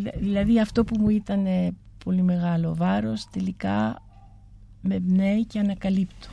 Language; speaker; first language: Greek; early bilingual, heritage; Greek